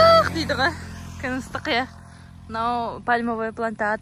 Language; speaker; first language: Kazakh; native; Kazakh